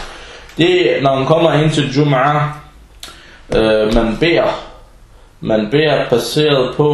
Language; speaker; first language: Danish; non-native, fluent; Arabic